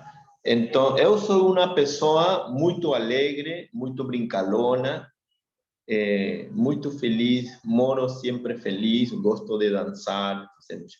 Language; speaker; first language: Portuguese; non-native, learner; Spanish